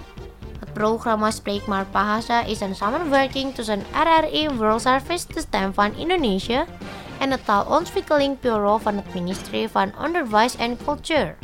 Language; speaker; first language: Dutch; non-native, fluent; Indonesian